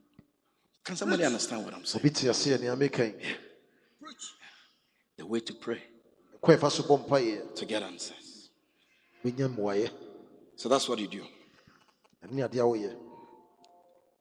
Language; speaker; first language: English; non-native, local second language; Ga